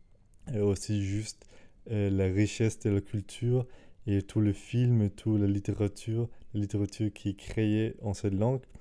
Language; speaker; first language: French; non-native, fluent; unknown